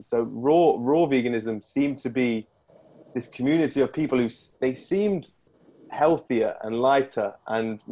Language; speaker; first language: English; native; English